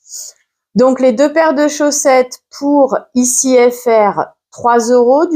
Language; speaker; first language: French; native; French